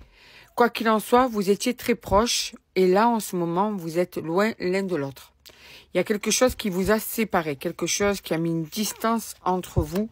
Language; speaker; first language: French; native; French